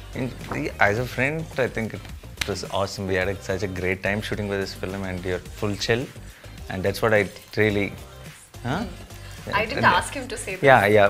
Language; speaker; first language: English; non-native, local second language; Telugu